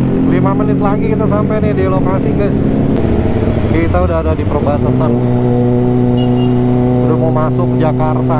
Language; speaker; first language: Indonesian; native; Indonesian